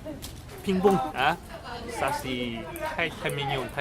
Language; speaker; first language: French; non-native, learner; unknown